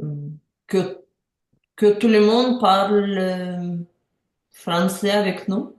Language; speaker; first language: French; non-native, learner; Ukrainian